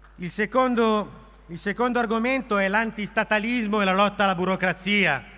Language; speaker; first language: Italian; native; Italian